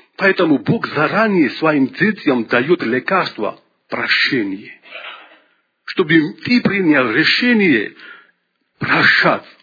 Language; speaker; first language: Russian; non-native, local second language; Georgian